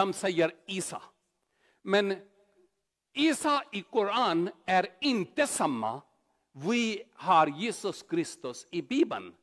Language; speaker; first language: Swedish; non-native, learner; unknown